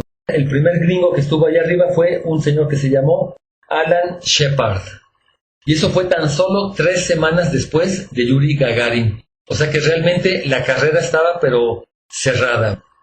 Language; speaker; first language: Spanish; native; Spanish